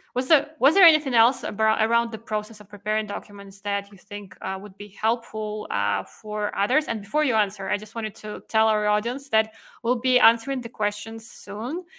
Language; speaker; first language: English; non-native, fluent; Russian